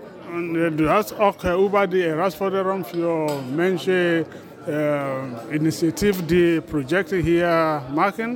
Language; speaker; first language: German; non-native, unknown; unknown